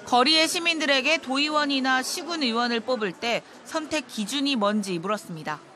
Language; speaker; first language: Korean; native; Korean